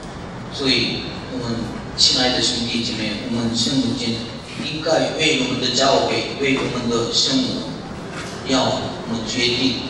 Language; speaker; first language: Chinese; non-native, learner; Korean